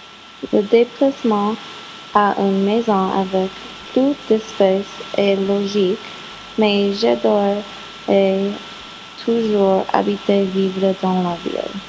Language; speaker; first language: French; non-native, learner; English